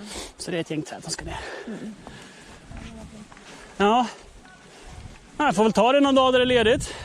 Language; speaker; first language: Swedish; native; Swedish